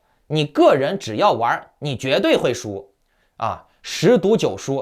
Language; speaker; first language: Chinese; native; Chinese